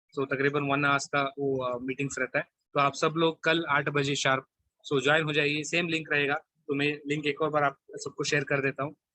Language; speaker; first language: Hindi; non-native, local second language; Kannada